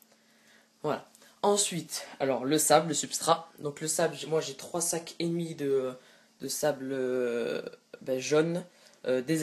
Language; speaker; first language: French; native; French